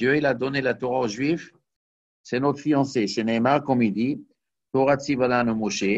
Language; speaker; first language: French; native; French